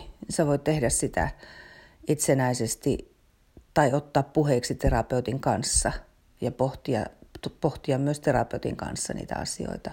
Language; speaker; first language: Finnish; native; Finnish